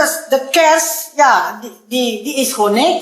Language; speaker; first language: Dutch; non-native, learner; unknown